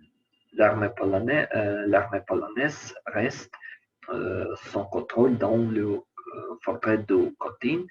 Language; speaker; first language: French; non-native, learner; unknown